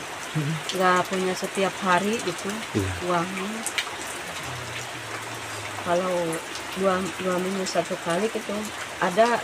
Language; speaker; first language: Indonesian; non-native, local second language; Sundanese